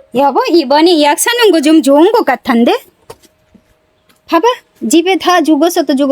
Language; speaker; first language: Korean; non-native, learner; Bangla